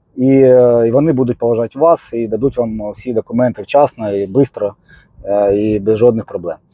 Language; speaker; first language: Ukrainian; non-native, local second language; Russian